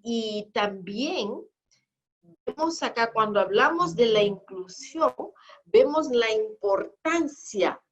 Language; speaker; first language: Spanish; non-native, fluent; Portuguese